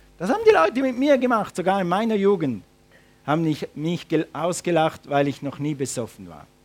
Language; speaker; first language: German; non-native, fluent; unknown